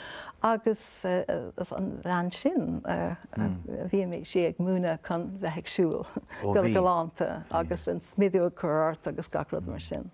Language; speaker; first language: Irish; non-native, local second language; English